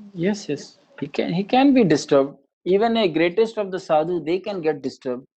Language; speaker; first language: English; non-native, local second language; Hindi